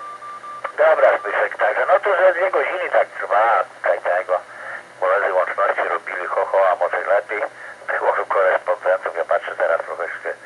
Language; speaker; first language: Polish; native; Polish